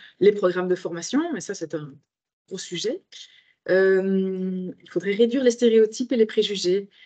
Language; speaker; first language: French; native; French